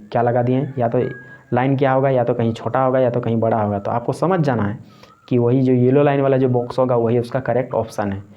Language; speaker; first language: Hindi; native; Hindi